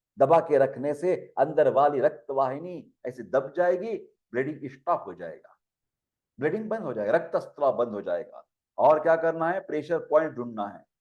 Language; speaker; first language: Hindi; non-native, local second language; Marathi